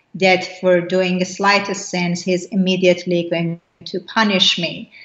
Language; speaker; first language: English; non-native, fluent; Persian